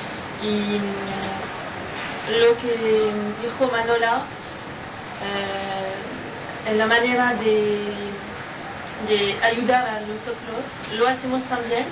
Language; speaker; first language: Spanish; non-native, learner; French